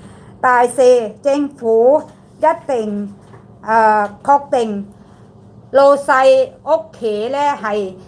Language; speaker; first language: Cantonese; non-native, learner; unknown